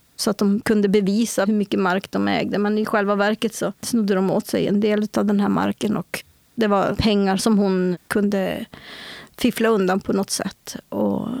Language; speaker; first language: Swedish; native; Swedish